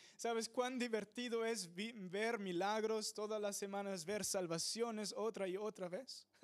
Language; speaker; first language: Spanish; non-native, fluent; English